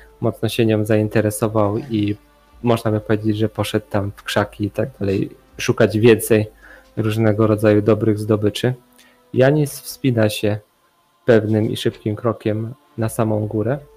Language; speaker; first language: Polish; native; Polish